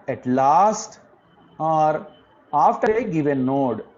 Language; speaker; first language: English; non-native, local second language; Telugu